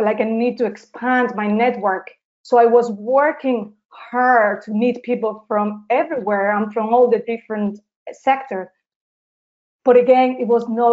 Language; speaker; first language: English; non-native, fluent; Spanish